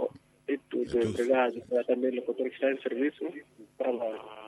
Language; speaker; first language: Portuguese; non-native, local second language; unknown